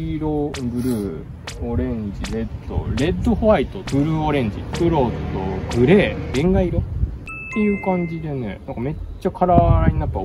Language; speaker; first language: Japanese; native; Japanese